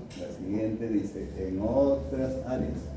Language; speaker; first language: Spanish; native; Spanish